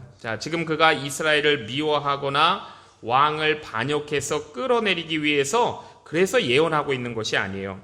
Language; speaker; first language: Korean; native; Korean